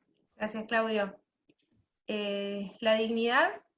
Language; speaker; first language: Spanish; native; Spanish